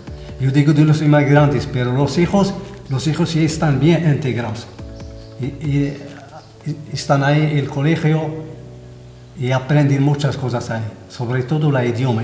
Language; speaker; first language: Spanish; non-native, fluent; Arabic